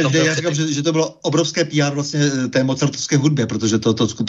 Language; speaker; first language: Czech; native; Czech